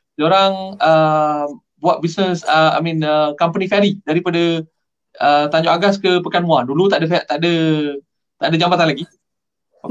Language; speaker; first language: Malay; non-native, local second language; Tamil